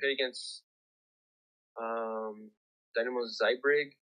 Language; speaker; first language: English; early bilingual, other home language; Spanish